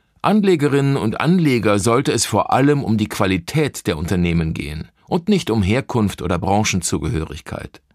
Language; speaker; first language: German; native; German